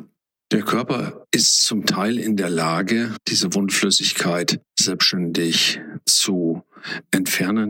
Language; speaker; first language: German; native; German